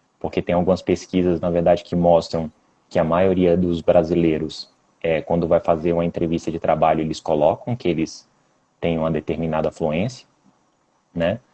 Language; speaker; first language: Portuguese; native; Portuguese